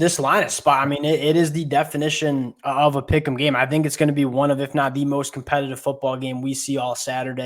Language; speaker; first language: English; native; English